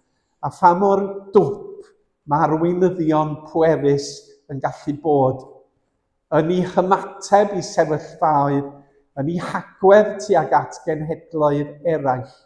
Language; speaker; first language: Welsh; native; Welsh